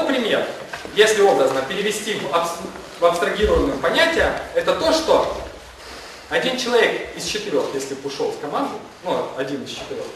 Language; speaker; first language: Russian; non-native, local second language; Ukrainian